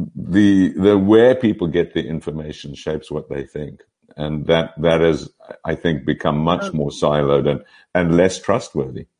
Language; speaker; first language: English; native; English